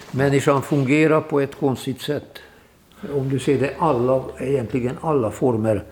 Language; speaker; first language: Swedish; non-native, fluent; Hungarian